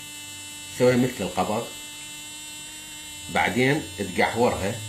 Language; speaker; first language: Arabic; native; Arabic